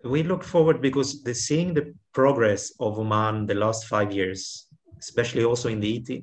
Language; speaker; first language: English; non-native, fluent; Swedish